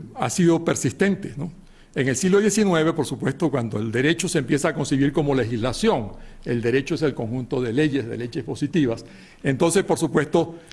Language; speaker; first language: Spanish; native; Spanish